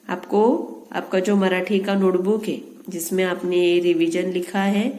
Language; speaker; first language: Hindi; non-native, local second language; Marathi